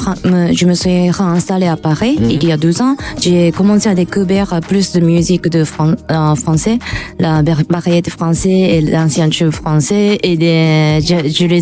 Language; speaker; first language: French; non-native, fluent; Japanese